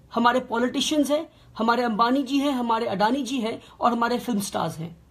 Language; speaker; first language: Hindi; native; Hindi